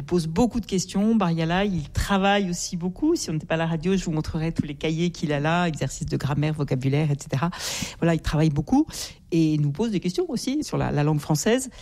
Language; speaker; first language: French; native; French